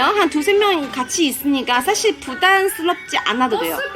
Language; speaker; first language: Korean; non-native, fluent; Chinese